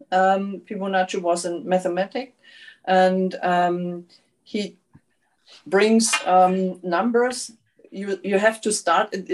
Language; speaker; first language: English; non-native, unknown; German